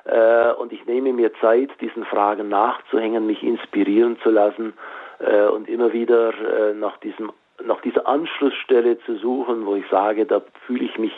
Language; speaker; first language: German; native; German